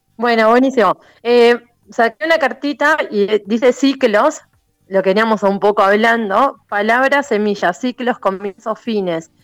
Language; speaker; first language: Spanish; native; Spanish